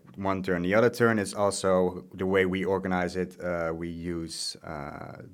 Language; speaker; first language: English; non-native, fluent; Dutch